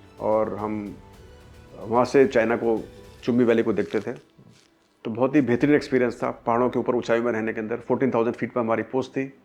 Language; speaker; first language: Hindi; native; Hindi